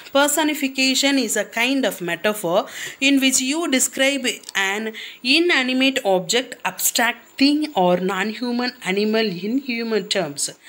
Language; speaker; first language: English; non-native, local second language; Tamil